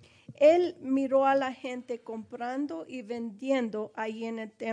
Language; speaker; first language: Spanish; early bilingual, heritage; Spanish